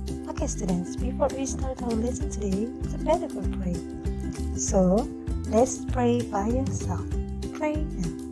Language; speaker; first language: English; non-native, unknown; Indonesian